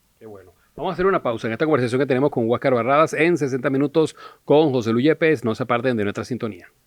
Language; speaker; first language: Spanish; native; Spanish